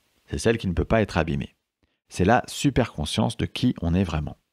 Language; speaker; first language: French; native; French